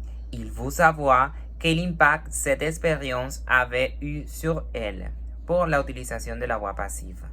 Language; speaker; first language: French; non-native, learner; Spanish